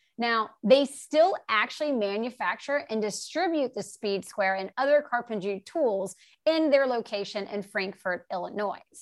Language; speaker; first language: English; native; English